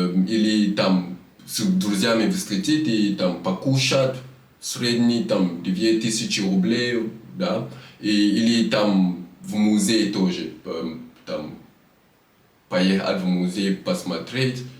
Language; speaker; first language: Russian; non-native, fluent; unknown